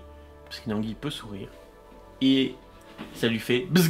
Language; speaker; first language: French; native; French